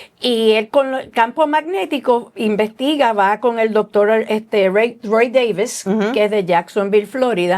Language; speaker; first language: Spanish; native; Spanish